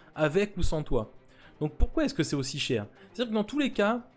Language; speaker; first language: French; native; French